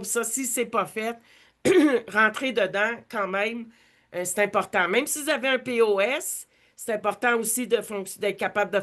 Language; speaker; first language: French; native; French